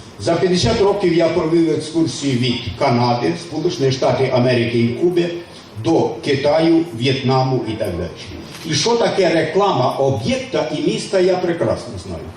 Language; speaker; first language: Ukrainian; native; Ukrainian